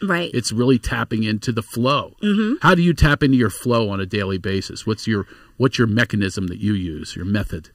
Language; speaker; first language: English; native; English